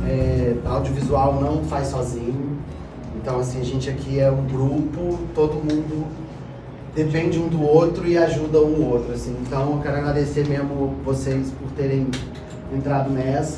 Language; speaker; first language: Portuguese; native; Portuguese